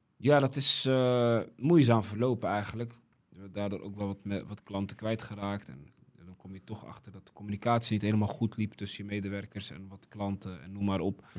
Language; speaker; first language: Dutch; early bilingual, other home language; Riffian